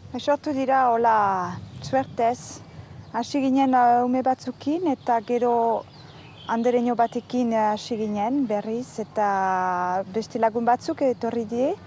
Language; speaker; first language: Basque; native; Basque